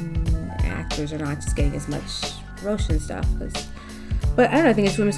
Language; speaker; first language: English; native; English